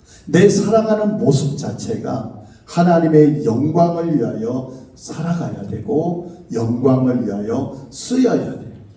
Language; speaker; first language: Korean; native; Korean